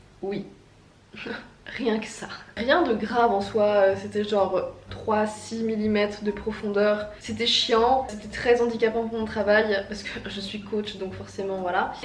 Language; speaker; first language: French; native; French